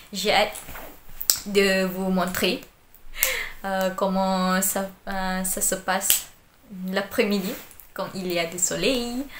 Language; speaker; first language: French; non-native, learner; Malay